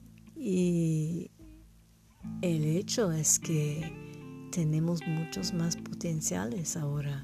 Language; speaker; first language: Spanish; non-native, learner; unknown